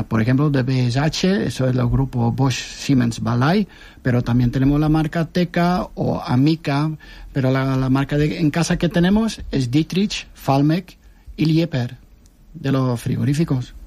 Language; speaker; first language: Spanish; non-native, fluent; Dutch